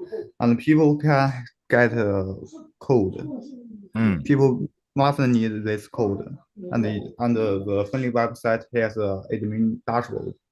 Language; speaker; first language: English; non-native, learner; Chinese